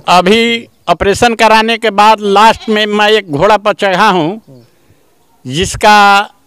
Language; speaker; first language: Hindi; native; Hindi